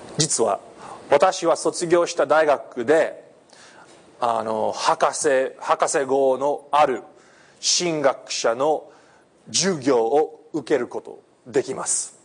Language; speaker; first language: Japanese; non-native, fluent; English